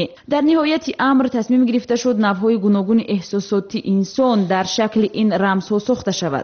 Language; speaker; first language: Tajik; native; Tajik